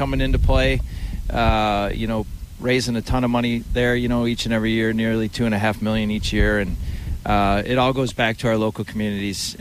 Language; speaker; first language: English; native; English